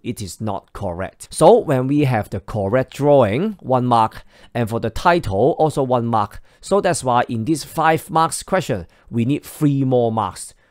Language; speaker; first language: English; non-native, local second language; Cantonese